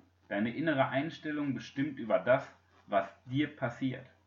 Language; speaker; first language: German; native; German